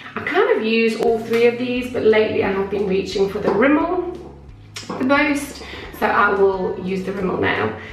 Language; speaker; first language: English; native; English